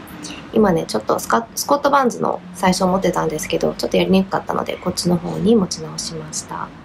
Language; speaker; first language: Japanese; native; Japanese